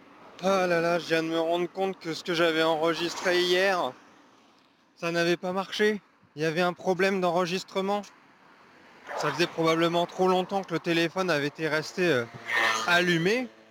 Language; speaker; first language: French; native; French